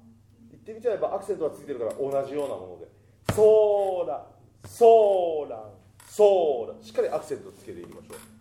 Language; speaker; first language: Japanese; native; Japanese